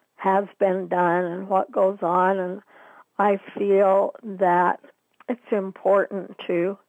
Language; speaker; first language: English; native; English